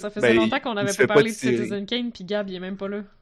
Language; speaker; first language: French; native; French